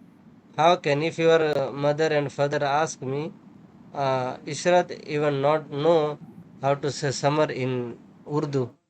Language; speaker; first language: English; non-native, learner; Urdu